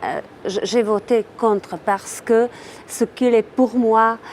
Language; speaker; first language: French; non-native, fluent; Czech